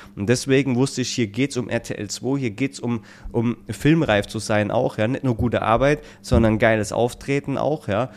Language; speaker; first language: German; native; German